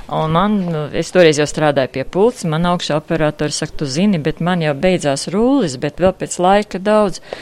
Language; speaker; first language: Latvian; native; Latvian